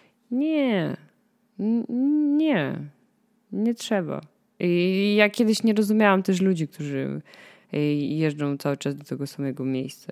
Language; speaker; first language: Polish; non-native, fluent; Russian